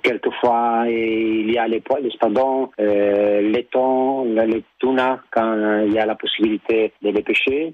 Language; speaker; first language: French; non-native, learner; Italian